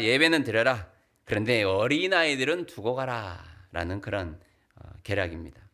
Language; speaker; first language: Korean; native; Korean